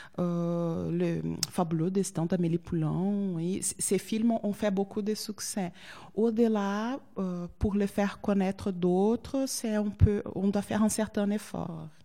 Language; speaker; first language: French; non-native, fluent; Portuguese